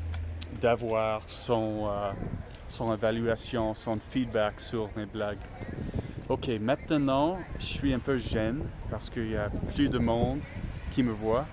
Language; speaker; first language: French; non-native, learner; English